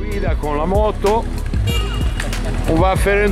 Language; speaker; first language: French; non-native, learner; Italian